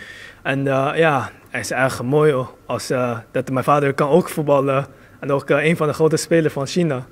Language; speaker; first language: Dutch; early bilingual, other home language; Chinese